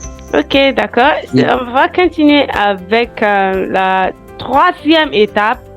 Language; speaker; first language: French; non-native, learner; English